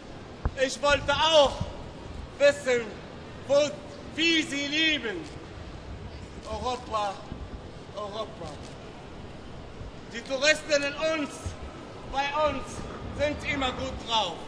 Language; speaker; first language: German; non-native, learner; Arabic